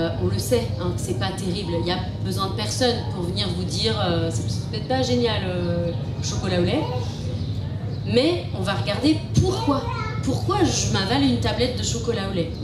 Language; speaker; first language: French; native; French